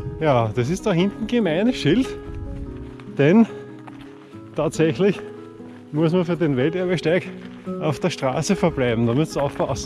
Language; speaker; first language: German; native; German